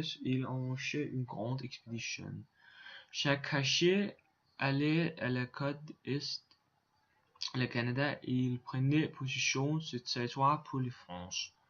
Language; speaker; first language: French; non-native, learner; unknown